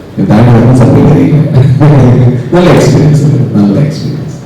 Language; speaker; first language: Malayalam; non-native, learner; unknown